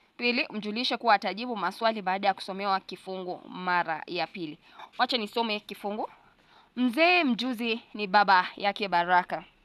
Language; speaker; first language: Swahili; non-native, local second language; Gusii